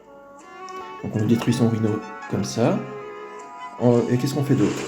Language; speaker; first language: French; native; French